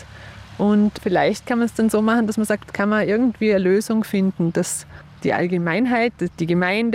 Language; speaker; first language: German; native; German